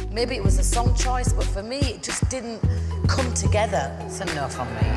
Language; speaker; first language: English; native; English